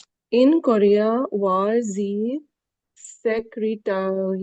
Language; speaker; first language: German; non-native, learner; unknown